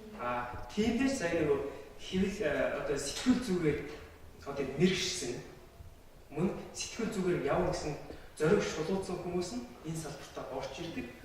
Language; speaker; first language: Mongolian; non-native, local second language; Kazakh